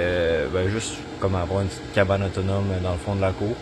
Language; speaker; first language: French; native; French